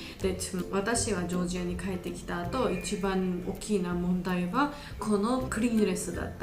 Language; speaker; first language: Japanese; non-native, learner; Georgian